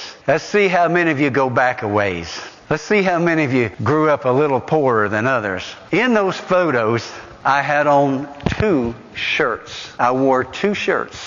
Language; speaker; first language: English; native; English